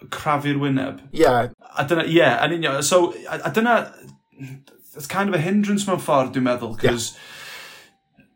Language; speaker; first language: Welsh; non-native, local second language; English